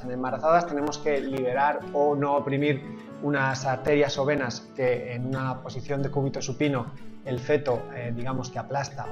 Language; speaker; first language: Spanish; native; Spanish